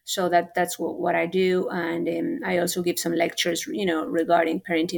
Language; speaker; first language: English; non-native, fluent; Spanish